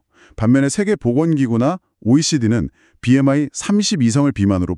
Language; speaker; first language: Korean; native; Korean